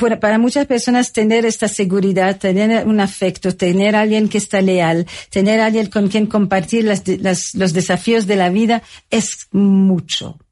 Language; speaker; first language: Spanish; non-native, fluent; French